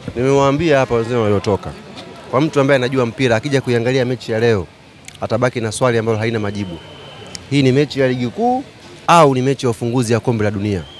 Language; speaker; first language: Swahili; native; Swahili